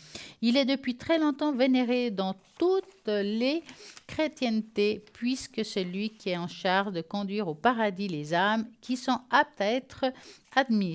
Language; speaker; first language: French; native; French